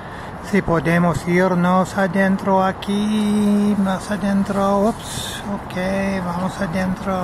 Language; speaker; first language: Spanish; non-native, learner; English